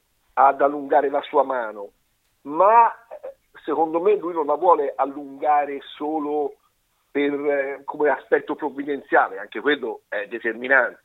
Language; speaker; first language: Italian; native; Italian